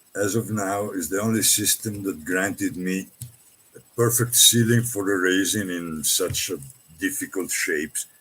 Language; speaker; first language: English; non-native, fluent; Italian